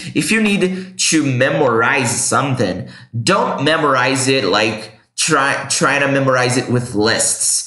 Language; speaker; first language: English; non-native, fluent; Portuguese